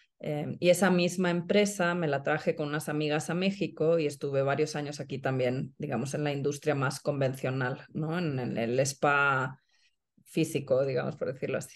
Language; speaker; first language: Spanish; non-native, fluent; Swedish